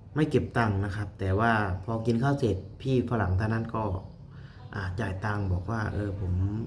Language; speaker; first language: Thai; native; Thai